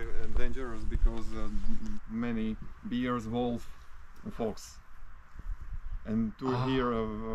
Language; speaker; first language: English; non-native, fluent; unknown